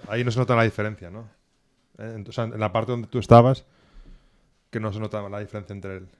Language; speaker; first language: Spanish; native; Spanish